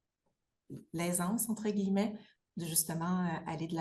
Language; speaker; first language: French; native; French